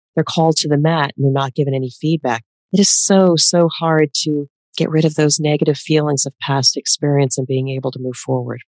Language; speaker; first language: English; native; English